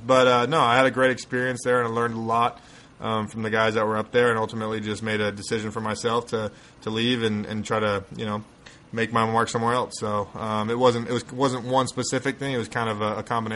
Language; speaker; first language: English; native; English